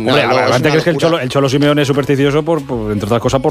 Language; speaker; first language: Spanish; native; Spanish